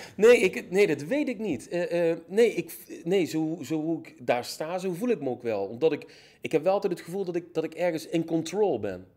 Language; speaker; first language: Dutch; native; Dutch